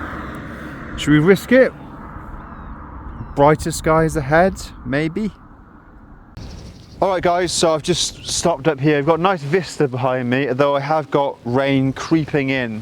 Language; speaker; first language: English; native; English